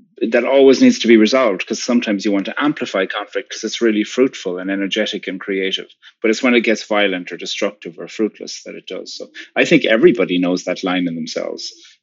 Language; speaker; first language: English; native; English